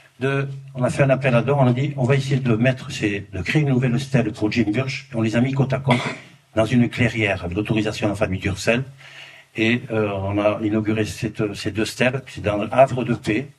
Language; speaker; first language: French; native; French